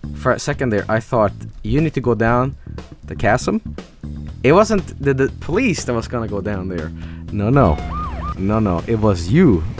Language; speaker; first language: English; non-native, fluent; Swedish